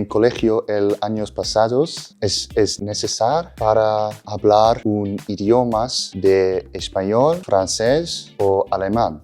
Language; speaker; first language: Spanish; non-native, learner; English